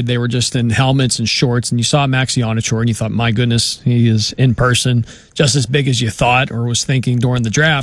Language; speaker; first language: English; native; English